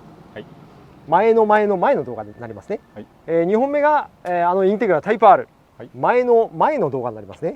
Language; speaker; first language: Japanese; native; Japanese